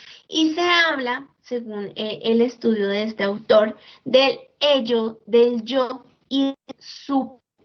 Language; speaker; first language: Spanish; native; Spanish